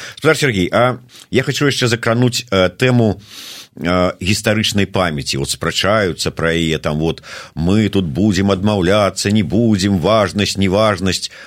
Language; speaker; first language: Belarusian; native; Belarusian